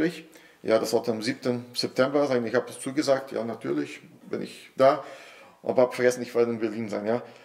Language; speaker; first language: German; non-native, fluent; Portuguese